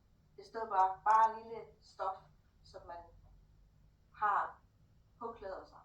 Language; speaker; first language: Danish; non-native, fluent; Thai